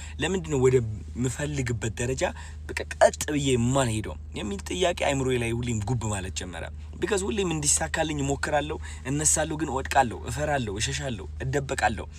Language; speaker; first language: Amharic; native; Amharic